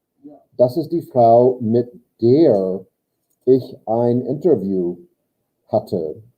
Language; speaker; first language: German; non-native, fluent; English